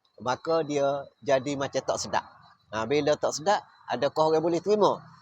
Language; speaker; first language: Malay; native; Malay